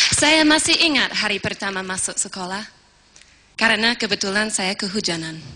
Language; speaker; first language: Malay; non-native, fluent; English